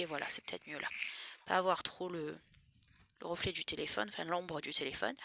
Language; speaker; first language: French; native; French